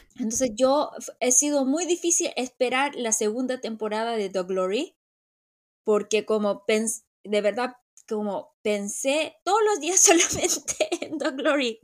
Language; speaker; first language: Spanish; non-native, fluent; Korean